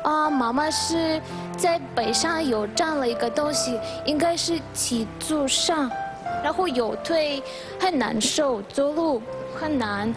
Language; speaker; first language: Chinese; non-native, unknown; Russian